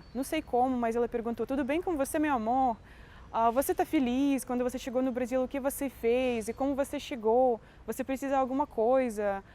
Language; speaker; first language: Portuguese; non-native, fluent; Russian